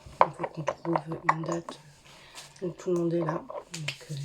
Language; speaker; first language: French; native; French